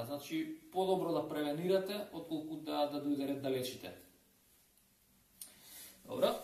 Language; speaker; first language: Macedonian; native; Macedonian